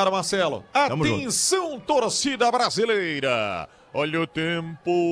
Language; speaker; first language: Portuguese; native; Portuguese